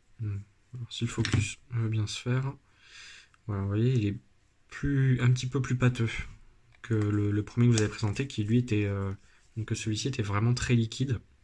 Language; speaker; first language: French; native; French